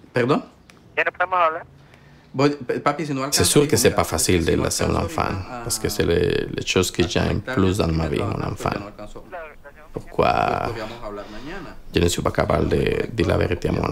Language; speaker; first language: French; non-native, learner; Spanish